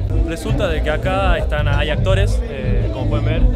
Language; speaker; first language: Spanish; native; Spanish